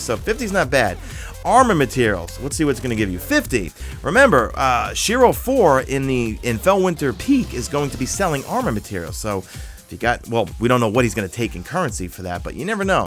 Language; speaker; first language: English; native; English